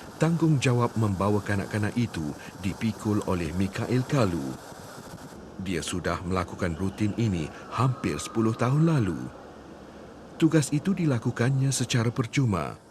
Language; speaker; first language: Malay; native; Malay